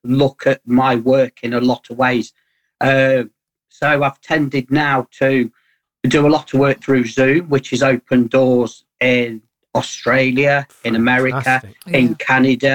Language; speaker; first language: English; native; English